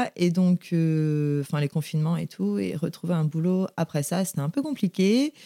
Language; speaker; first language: French; native; French